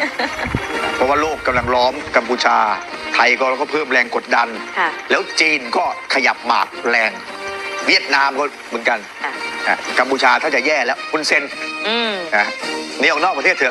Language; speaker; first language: Thai; native; Thai